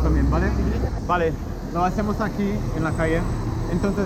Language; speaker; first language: Spanish; non-native, learner; English